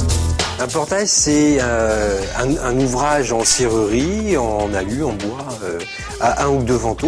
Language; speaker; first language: French; native; French